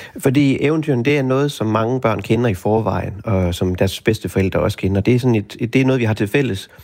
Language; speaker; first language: Danish; native; Danish